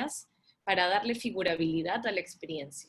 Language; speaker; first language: Spanish; native; Spanish